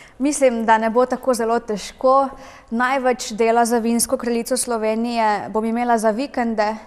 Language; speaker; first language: Slovenian; native; Slovenian